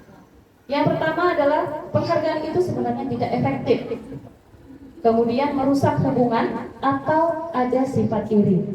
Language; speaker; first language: Indonesian; native; Indonesian